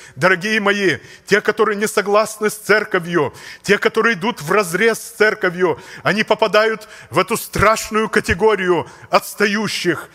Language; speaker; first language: Russian; native; Russian